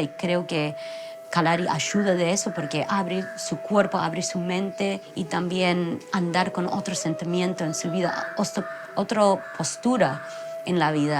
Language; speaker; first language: Spanish; non-native, fluent; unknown